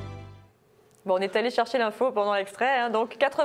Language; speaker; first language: French; native; French